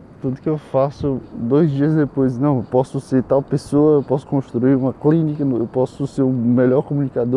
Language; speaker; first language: Portuguese; native; Portuguese